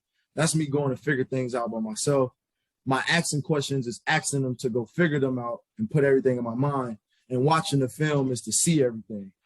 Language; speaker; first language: English; native; English